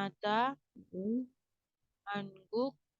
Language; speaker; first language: Korean; non-native, learner; Indonesian